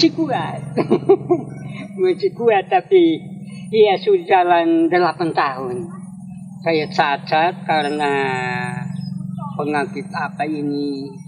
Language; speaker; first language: Indonesian; non-native, local second language; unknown